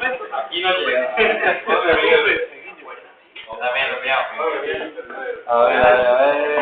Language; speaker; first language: Spanish; native; Spanish